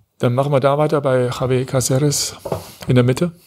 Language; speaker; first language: German; native; German